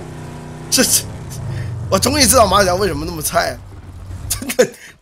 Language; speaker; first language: Chinese; native; Chinese